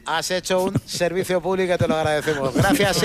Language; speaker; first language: Spanish; native; Spanish